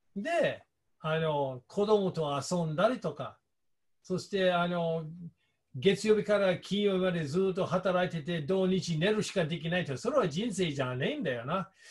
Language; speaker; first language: Japanese; non-native, fluent; English